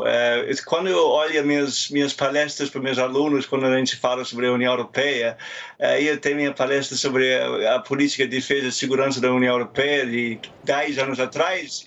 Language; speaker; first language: Portuguese; non-native, fluent; German